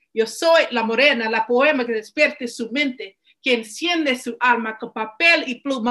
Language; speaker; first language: Spanish; early bilingual, other home language; English